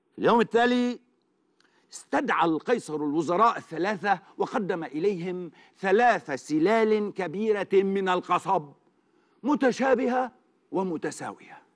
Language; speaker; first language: Arabic; non-native, fluent; Turkish